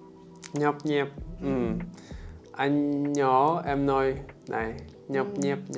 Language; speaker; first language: Vietnamese; non-native, learner; English